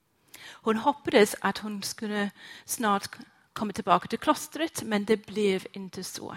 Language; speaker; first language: Swedish; non-native, fluent; English